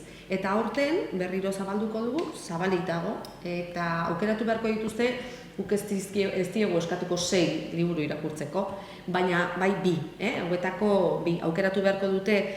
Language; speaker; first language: Basque; native; Basque